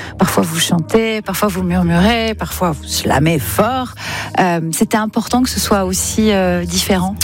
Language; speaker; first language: French; native; French